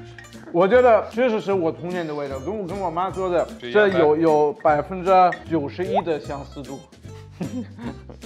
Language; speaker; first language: Chinese; non-native, fluent; German